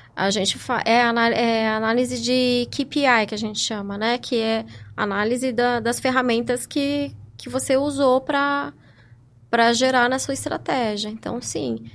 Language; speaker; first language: Portuguese; native; Portuguese